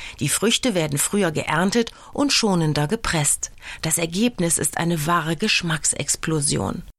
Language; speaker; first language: German; native; German